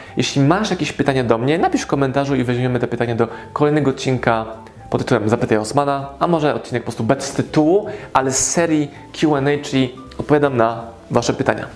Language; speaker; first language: Polish; native; Polish